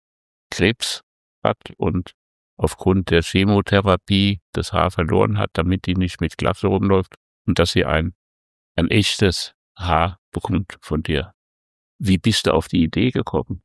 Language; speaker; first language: German; native; German